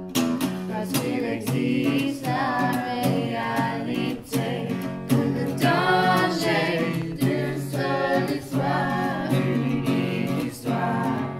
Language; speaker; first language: French; non-native, learner; English